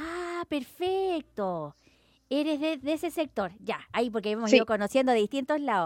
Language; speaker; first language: Spanish; native; Spanish